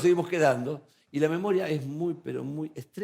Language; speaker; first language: Spanish; native; Spanish